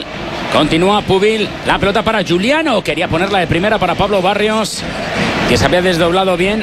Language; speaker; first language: Spanish; native; Spanish